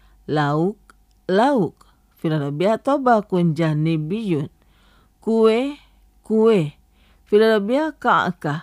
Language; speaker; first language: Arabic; non-native, fluent; Indonesian